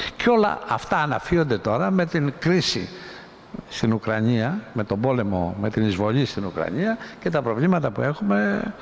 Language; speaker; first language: Greek; native; Greek